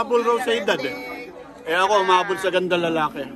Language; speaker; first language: Filipino; native; Filipino